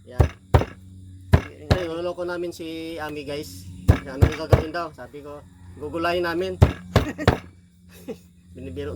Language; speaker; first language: Filipino; non-native, local second language; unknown